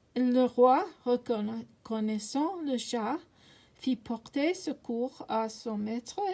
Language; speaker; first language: French; non-native, learner; English